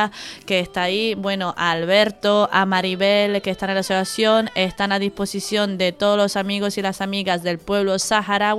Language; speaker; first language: Spanish; native; Spanish